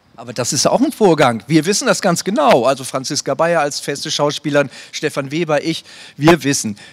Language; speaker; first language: German; native; German